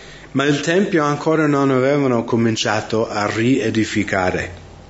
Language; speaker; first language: Italian; non-native, fluent; English